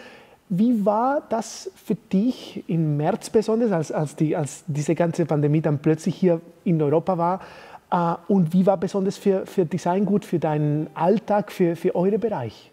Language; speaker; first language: German; non-native, fluent; Spanish